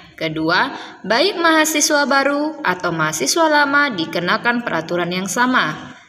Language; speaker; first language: Indonesian; native; Indonesian